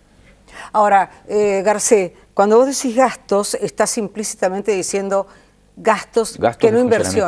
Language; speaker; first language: Spanish; native; Spanish